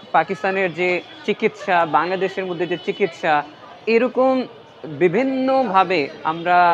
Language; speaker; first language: Bangla; non-native, fluent; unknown